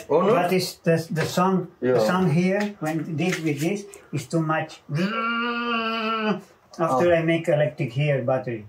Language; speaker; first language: English; non-native, learner; Spanish